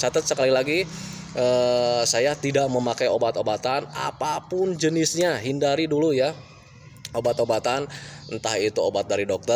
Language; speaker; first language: Indonesian; native; Indonesian